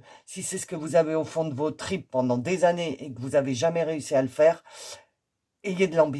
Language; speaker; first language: French; native; French